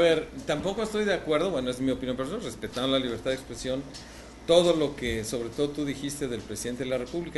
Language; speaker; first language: Spanish; native; Spanish